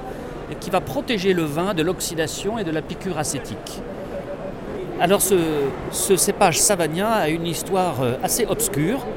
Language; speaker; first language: French; native; French